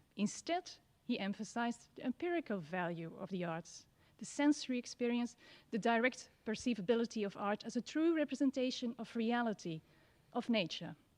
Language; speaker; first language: English; non-native, fluent; Dutch